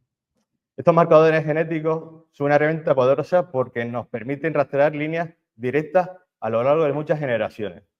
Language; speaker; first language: Spanish; native; Spanish